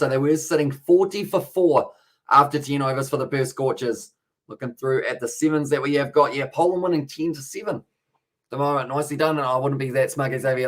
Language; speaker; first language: English; native; English